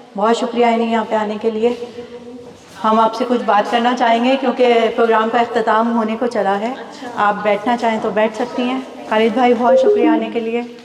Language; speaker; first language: Urdu; native; Urdu